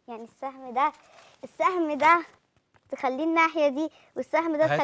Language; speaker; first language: Arabic; native; Arabic